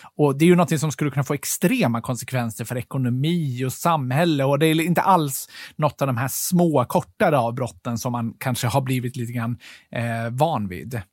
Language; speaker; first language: Swedish; native; Swedish